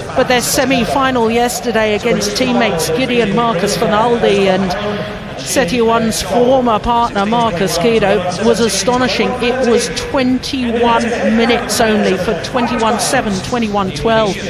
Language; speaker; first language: English; native; English